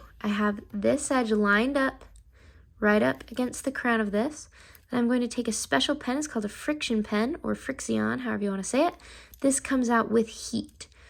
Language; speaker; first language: English; native; English